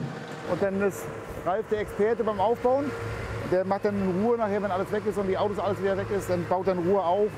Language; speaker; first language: German; native; German